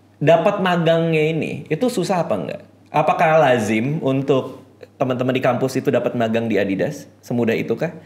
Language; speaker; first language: Indonesian; native; Indonesian